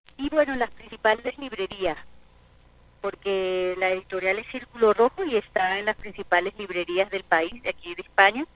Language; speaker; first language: Spanish; native; Spanish